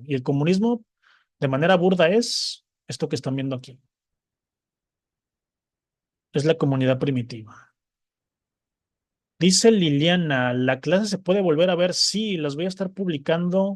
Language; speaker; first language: Spanish; native; Spanish